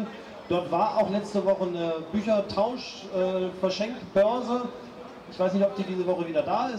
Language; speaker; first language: German; native; German